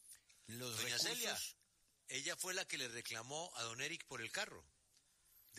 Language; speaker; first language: Spanish; native; Spanish